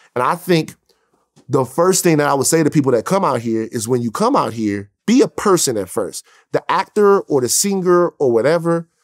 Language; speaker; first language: English; native; English